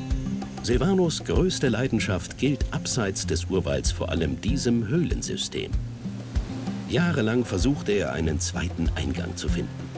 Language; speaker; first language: German; native; German